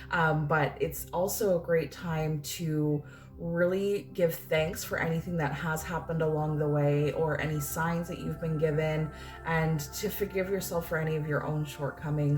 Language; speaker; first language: English; native; English